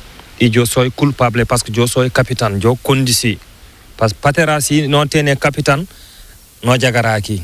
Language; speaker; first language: Spanish; non-native, learner; Fula